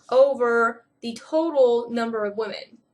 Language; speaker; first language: English; native; English